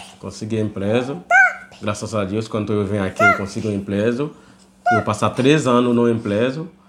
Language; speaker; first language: Portuguese; non-native, learner; Haitian Creole